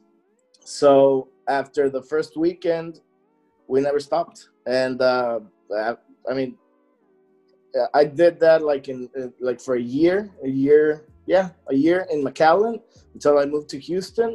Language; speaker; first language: English; native; English